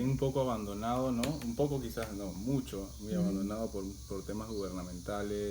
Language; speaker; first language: Spanish; native; Spanish